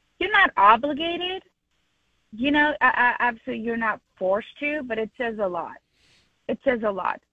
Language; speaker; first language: English; early bilingual, other home language; Spanish